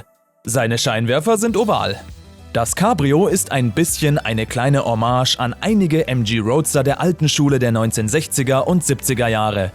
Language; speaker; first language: German; native; German